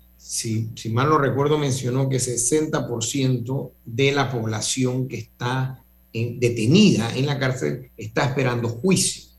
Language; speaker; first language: Spanish; native; Spanish